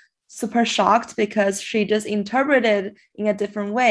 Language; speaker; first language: English; non-native, fluent; Chinese